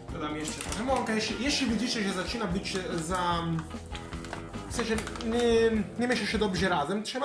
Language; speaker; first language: Polish; non-native, learner; Italian